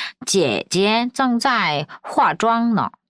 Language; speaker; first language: Chinese; non-native, fluent; Korean